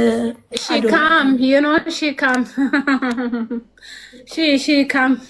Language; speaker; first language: English; non-native, learner; Amharic